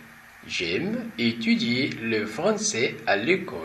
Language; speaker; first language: French; non-native, fluent; Portuguese